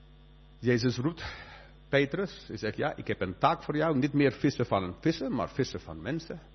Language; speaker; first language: Dutch; non-native, fluent; English